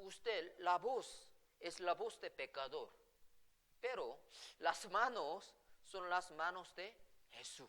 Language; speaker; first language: Spanish; non-native, fluent; Korean